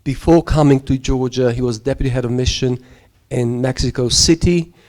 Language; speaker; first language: English; non-native, fluent; Georgian